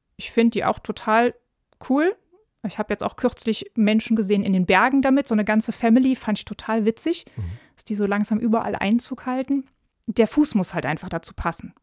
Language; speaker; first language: German; native; German